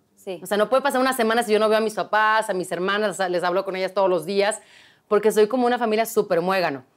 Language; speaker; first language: Spanish; native; Spanish